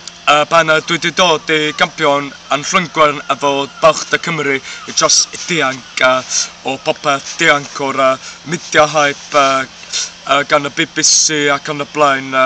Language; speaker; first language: Welsh; non-native, learner; English